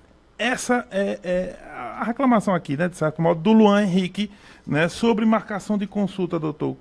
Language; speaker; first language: Portuguese; native; Portuguese